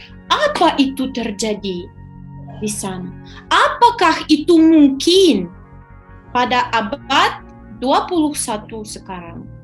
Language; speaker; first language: Indonesian; non-native, fluent; Ukrainian